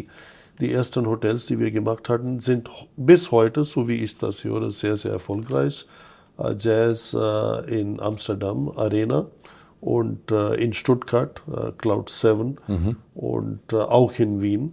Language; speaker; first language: German; non-native, fluent; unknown